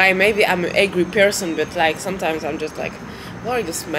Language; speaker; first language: English; non-native, learner; French